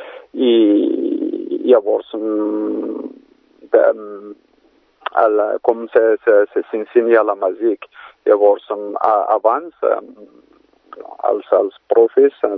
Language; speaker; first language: Catalan; non-native, fluent; Berber languages